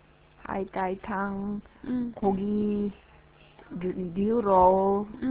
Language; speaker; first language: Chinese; non-native, learner; Korean